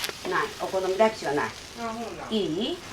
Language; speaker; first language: Japanese; native; Japanese